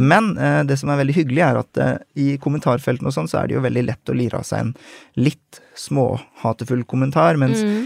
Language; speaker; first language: Norwegian; early bilingual, other home language; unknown